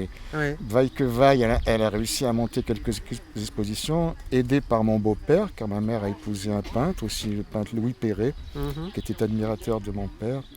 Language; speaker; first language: French; native; French